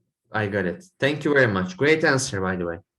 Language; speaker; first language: English; non-native, fluent; Turkish